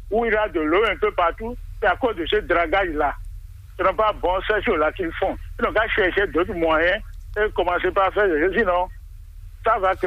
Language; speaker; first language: French; non-native, local second language; Fon